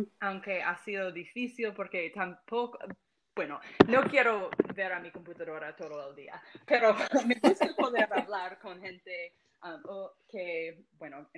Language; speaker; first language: Spanish; non-native, fluent; English